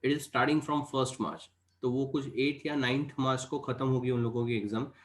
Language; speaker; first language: Hindi; non-native, local second language; Gujarati